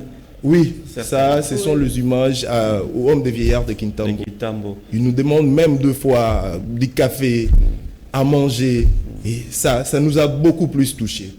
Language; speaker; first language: French; non-native, local second language; Lingala